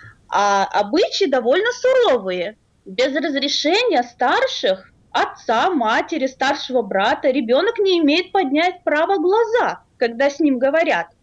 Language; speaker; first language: Russian; native; Russian